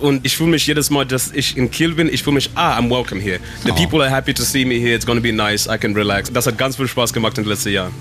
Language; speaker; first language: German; non-native, learner; Shona